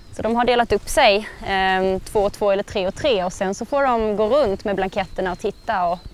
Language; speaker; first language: Swedish; native; Swedish